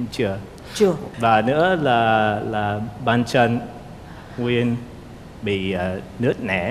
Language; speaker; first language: Vietnamese; non-native, fluent; English